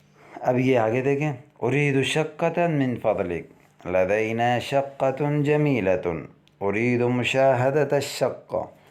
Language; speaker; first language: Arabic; non-native, fluent; Urdu